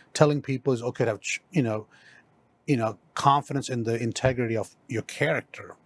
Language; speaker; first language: English; non-native, local second language; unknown